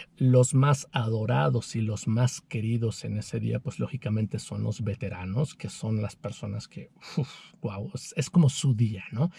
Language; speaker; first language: Spanish; native; Spanish